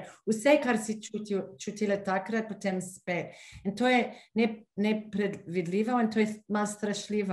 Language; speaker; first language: Slovenian; non-native, fluent; English